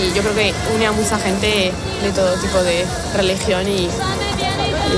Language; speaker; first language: Spanish; non-native, fluent; French